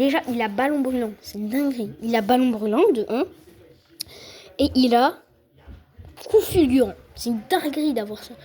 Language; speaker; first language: French; native; French